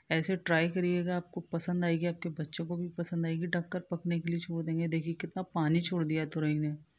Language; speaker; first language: Hindi; native; Hindi